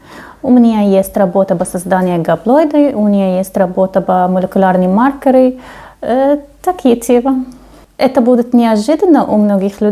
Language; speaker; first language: Russian; non-native, fluent; Arabic